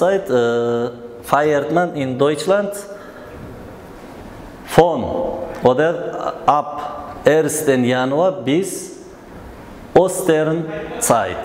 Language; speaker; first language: German; non-native, learner; Uzbek